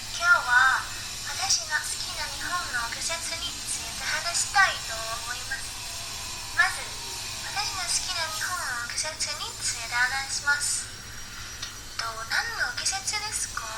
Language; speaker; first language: Japanese; non-native, learner; Indonesian